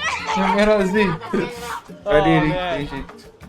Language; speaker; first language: Portuguese; native; Portuguese